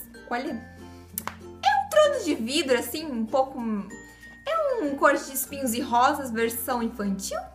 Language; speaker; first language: Portuguese; native; Portuguese